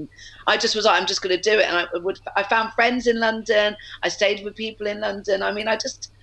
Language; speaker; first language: English; native; English